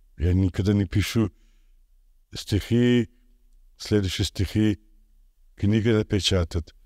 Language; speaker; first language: Russian; non-native, local second language; Azerbaijani